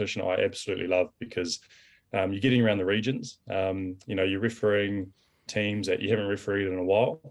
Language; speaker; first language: English; native; English